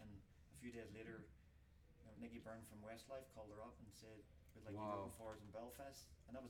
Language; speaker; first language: English; native; English